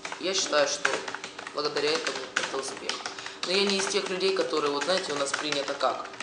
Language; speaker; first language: Russian; native; Russian